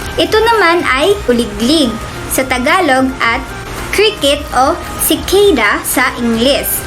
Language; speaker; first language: Filipino; non-native, local second language; Cebuano